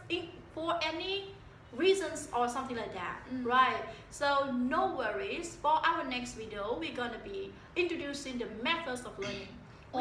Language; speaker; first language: English; non-native, fluent; Vietnamese